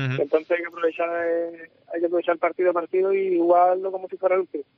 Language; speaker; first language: Spanish; native; Spanish